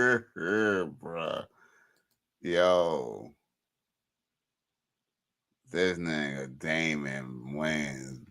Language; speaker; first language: English; native; English